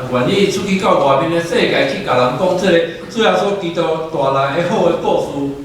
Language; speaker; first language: Chinese; native; Chinese